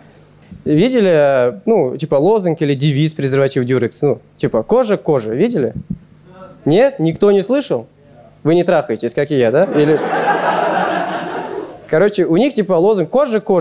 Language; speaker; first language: Russian; native; Russian